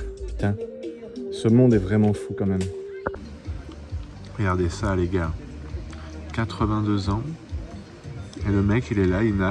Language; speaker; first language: French; native; French